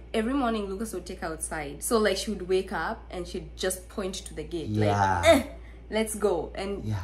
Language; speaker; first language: English; non-native, local second language; Kikuyu